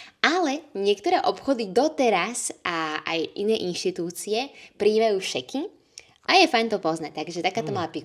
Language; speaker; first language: Slovak; native; Slovak